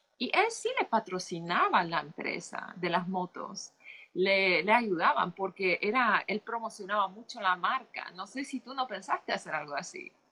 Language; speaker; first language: Spanish; non-native, fluent; Polish